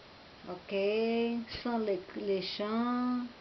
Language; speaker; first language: French; non-native, learner; Portuguese